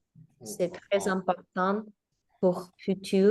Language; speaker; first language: French; non-native, learner; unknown